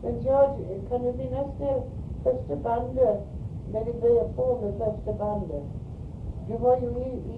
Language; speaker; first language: Swedish; early bilingual, heritage; Swedish